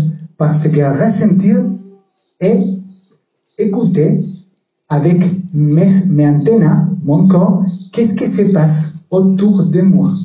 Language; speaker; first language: French; non-native, learner; Spanish